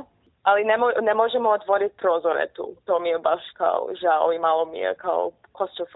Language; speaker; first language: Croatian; early bilingual, heritage; Croatian